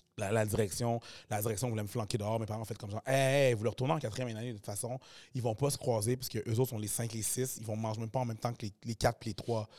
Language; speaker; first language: French; native; French